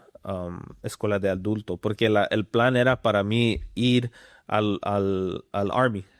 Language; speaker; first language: Spanish; early bilingual, other home language; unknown